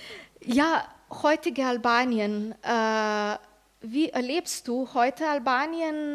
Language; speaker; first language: German; non-native, fluent; Slovenian